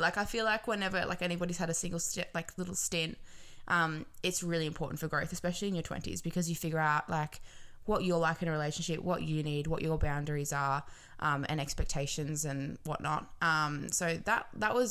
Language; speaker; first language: English; native; English